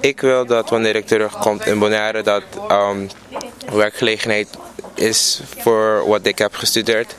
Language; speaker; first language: Dutch; non-native, local second language; Papiamento